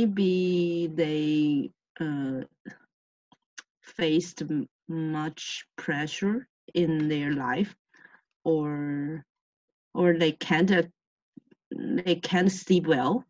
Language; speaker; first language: English; non-native, learner; Chinese